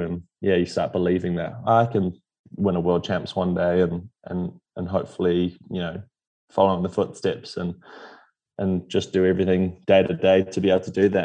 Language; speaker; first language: English; native; English